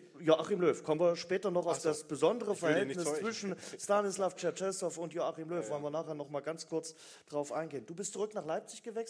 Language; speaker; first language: German; native; German